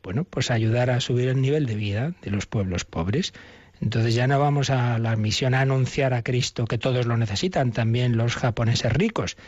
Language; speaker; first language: Spanish; native; Spanish